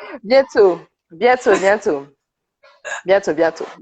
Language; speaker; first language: French; native; French